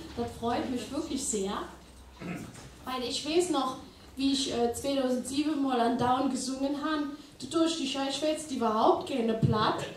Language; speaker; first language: German; native; German